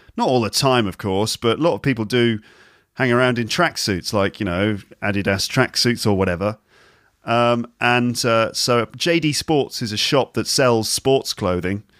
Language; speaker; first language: English; native; English